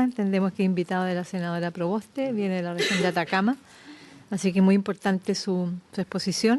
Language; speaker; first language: Spanish; native; Spanish